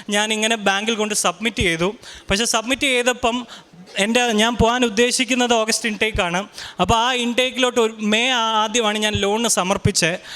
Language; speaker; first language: Malayalam; early bilingual, heritage; Malayalam